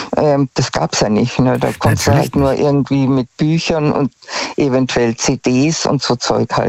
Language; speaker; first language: German; native; German